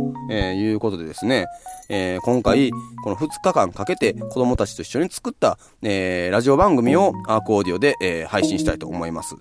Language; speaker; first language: Japanese; native; Japanese